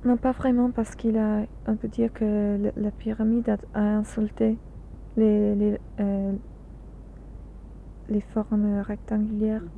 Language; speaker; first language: French; non-native, learner; English